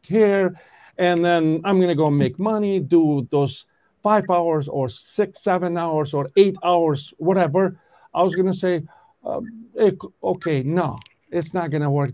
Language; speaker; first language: English; non-native, learner; Albanian